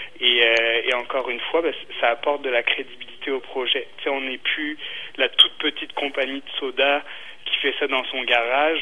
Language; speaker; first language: French; native; French